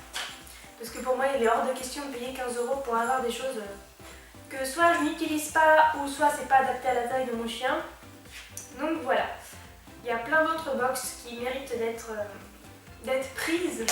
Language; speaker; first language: French; native; French